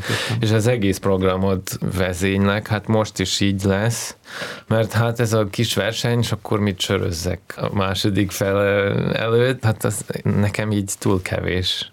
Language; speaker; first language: Hungarian; early bilingual, heritage; Russian